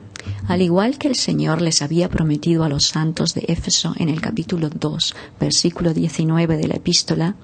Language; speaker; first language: Spanish; native; Spanish